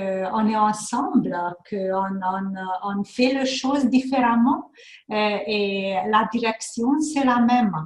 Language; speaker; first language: French; non-native, fluent; Hungarian